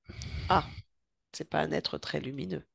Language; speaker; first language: French; native; French